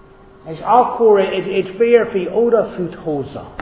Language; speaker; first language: Hungarian; non-native, fluent; English